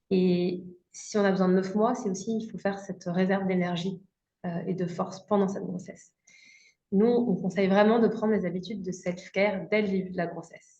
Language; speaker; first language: French; native; French